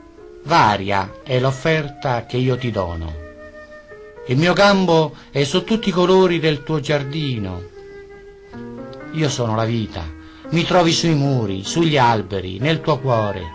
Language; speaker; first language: Italian; native; Italian